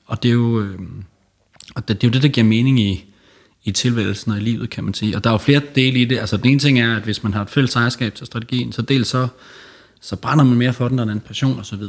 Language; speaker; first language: Danish; native; Danish